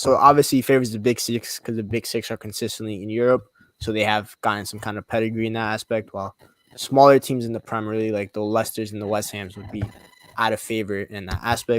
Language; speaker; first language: English; native; English